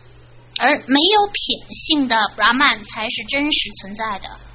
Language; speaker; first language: Chinese; native; Chinese